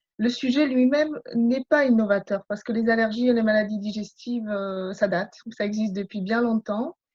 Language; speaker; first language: French; non-native, fluent; Polish